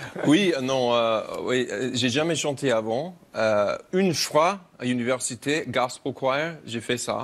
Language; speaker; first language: French; non-native, learner; English